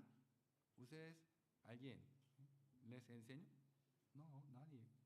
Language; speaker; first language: Spanish; non-native, learner; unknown